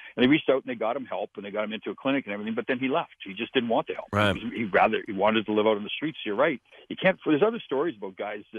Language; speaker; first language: English; native; English